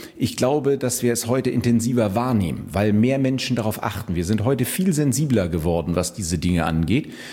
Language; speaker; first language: German; native; German